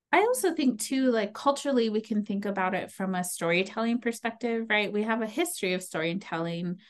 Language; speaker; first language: English; native; English